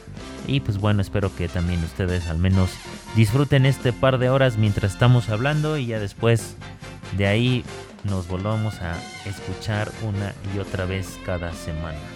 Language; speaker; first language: Spanish; native; Spanish